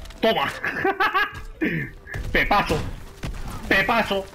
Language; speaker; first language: Spanish; native; Spanish